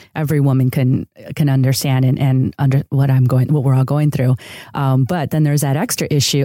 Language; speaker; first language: English; early bilingual, other home language; Spanish